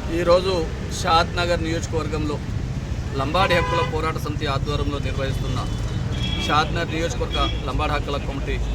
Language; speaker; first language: Telugu; non-native, local second language; Lambadi